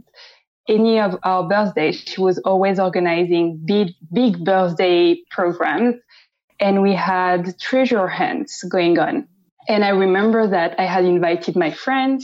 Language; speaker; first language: English; non-native, fluent; French